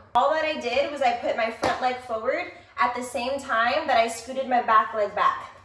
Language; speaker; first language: English; native; English